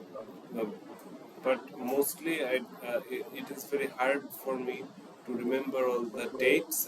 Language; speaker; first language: English; non-native, fluent; Bangla